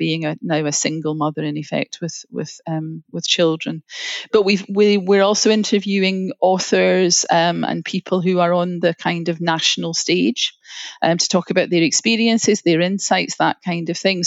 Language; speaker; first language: English; native; English